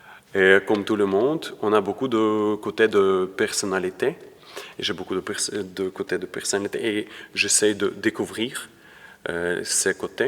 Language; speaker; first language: French; non-native, fluent; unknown